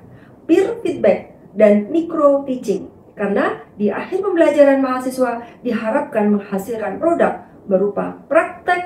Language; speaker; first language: Indonesian; native; Indonesian